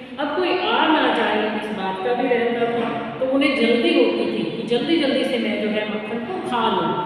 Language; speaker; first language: Hindi; native; Hindi